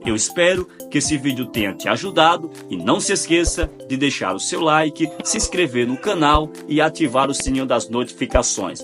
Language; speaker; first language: Portuguese; native; Portuguese